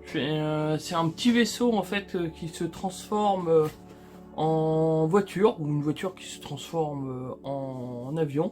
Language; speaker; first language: French; native; French